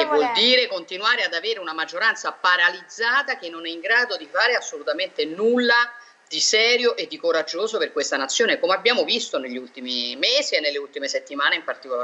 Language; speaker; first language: Italian; native; Italian